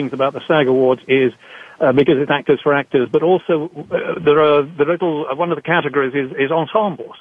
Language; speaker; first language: English; native; English